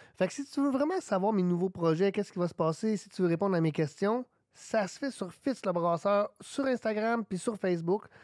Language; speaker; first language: French; native; French